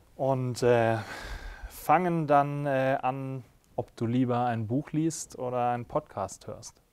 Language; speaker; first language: German; native; German